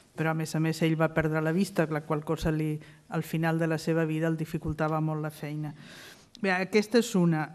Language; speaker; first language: Catalan; non-native, fluent; Spanish